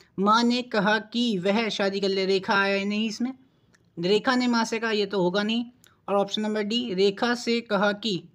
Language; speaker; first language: Hindi; native; Hindi